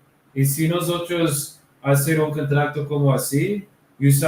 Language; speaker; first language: Spanish; non-native, learner; English